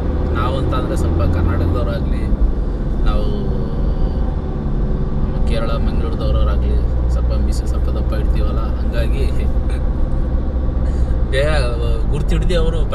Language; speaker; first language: Kannada; non-native, local second language; Urdu